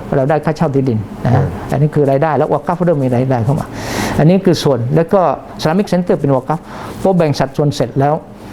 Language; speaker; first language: Thai; non-native, local second language; Malay